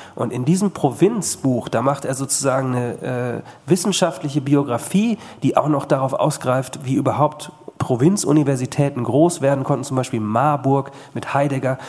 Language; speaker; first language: German; native; German